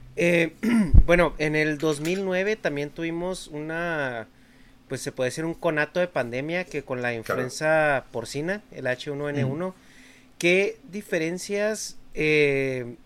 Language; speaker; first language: Spanish; native; Spanish